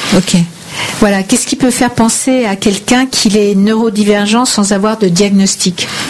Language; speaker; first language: French; native; French